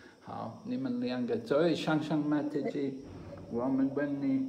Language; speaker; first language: Chinese; non-native, fluent; English